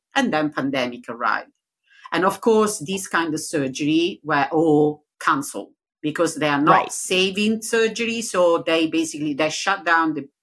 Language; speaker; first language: English; non-native, learner; Italian